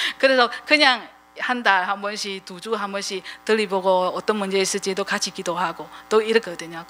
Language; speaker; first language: Korean; non-native, fluent; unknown